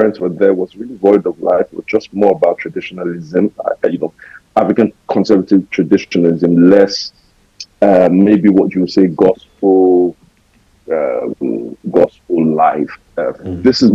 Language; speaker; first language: English; non-native, local second language; Yoruba